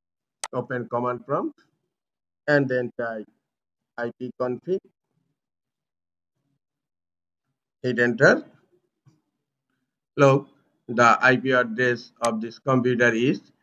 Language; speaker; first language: English; non-native, local second language; Bangla